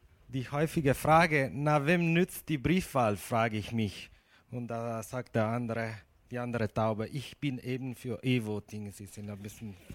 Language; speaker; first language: German; non-native, fluent; Italian